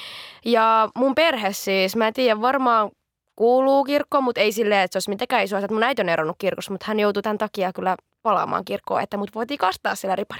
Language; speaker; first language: Finnish; native; Finnish